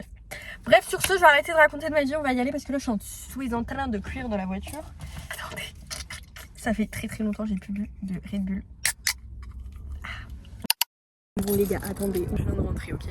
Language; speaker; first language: French; native; French